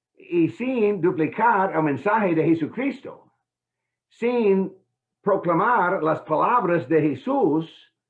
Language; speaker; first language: Spanish; non-native, fluent; English